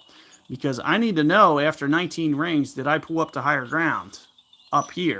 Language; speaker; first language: English; native; English